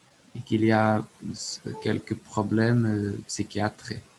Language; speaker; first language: French; non-native, learner; Portuguese